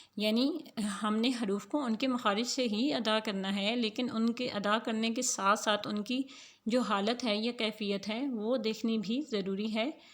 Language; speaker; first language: Urdu; native; Urdu